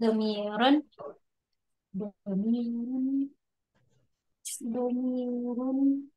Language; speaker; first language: Arabic; non-native, learner; Indonesian